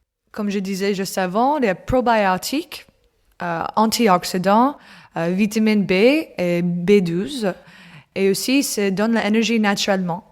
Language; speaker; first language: French; non-native, learner; English